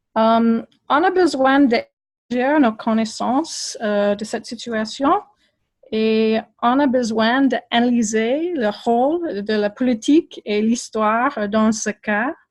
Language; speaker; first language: French; non-native, fluent; English